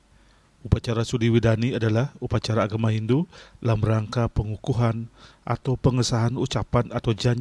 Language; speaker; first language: Indonesian; native; Indonesian